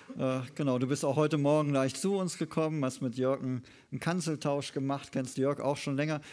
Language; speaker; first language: German; native; German